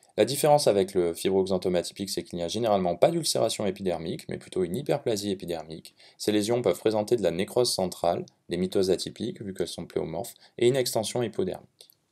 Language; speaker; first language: French; native; French